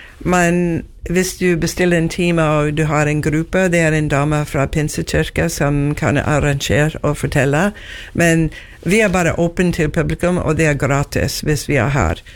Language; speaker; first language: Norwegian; non-native, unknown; English